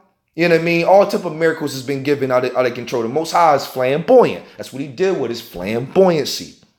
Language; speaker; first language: English; native; English